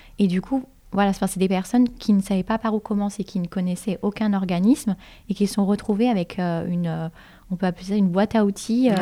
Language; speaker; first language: French; native; French